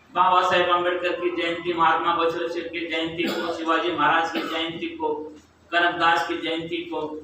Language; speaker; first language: Hindi; non-native, local second language; Kannada